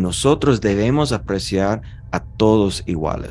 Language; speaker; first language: Spanish; non-native, fluent; English